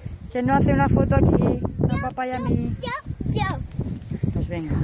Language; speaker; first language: Spanish; native; Spanish